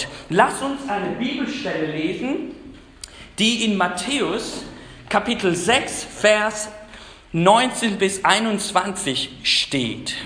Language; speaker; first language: German; non-native, fluent; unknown